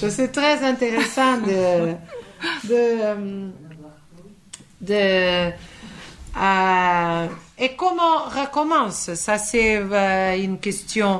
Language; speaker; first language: French; non-native, fluent; Portuguese